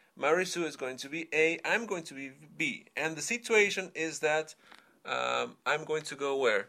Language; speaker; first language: English; non-native, fluent; Spanish